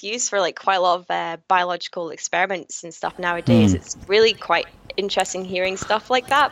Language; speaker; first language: English; native; English